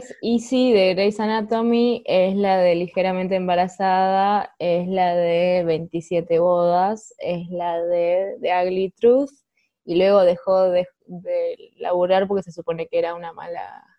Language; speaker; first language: Spanish; native; Spanish